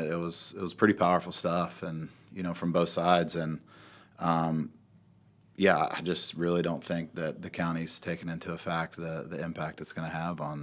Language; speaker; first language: English; native; English